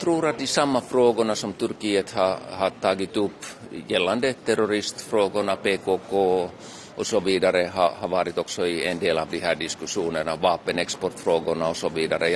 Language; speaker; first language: Swedish; non-native, local second language; Finnish